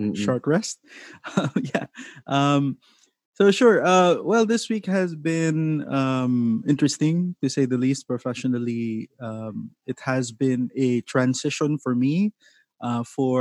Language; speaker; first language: English; non-native, local second language; Cebuano